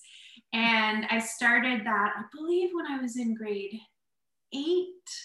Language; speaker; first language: English; native; English